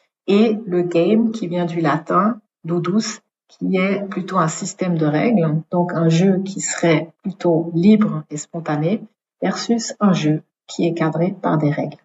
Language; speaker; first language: French; native; French